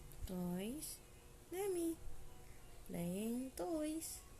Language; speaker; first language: English; non-native, local second language; Filipino